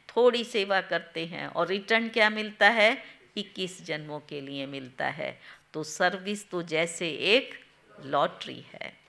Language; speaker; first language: Hindi; non-native, local second language; Gujarati